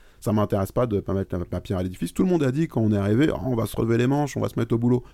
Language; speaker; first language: French; native; French